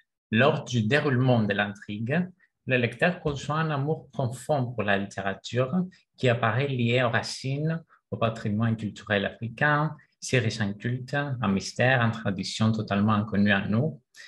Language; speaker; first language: French; non-native, fluent; Greek